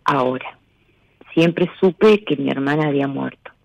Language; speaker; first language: Spanish; native; Spanish